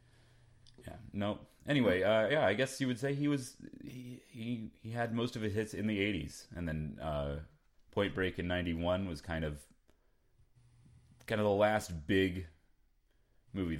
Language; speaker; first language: English; native; English